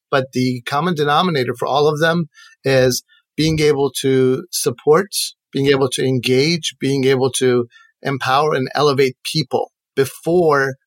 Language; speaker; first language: English; non-native, fluent; Persian